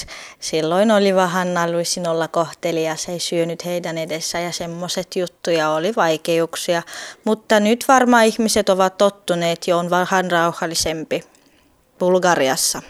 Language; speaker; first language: Finnish; non-native, fluent; Turkish